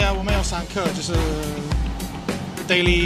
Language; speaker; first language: Chinese; non-native, learner; English